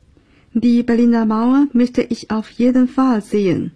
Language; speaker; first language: German; non-native, fluent; Chinese